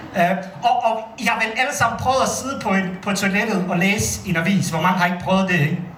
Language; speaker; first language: Danish; early bilingual, other home language; Bosnian